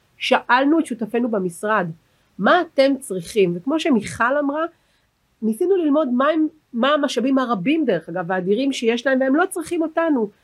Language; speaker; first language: Hebrew; native; Hebrew